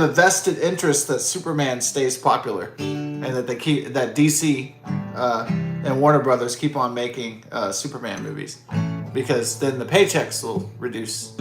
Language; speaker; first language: English; native; English